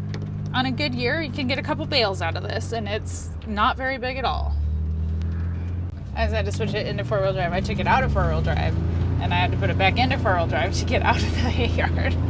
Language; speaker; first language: English; native; English